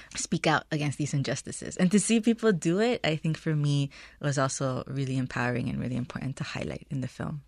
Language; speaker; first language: English; early bilingual, other home language; Spanish